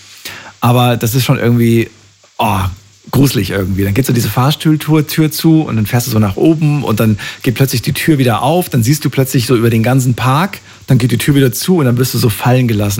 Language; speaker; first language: German; native; German